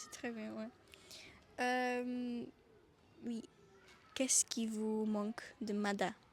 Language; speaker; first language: French; non-native, learner; Polish